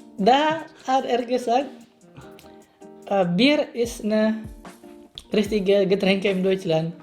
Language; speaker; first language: German; non-native, learner; Indonesian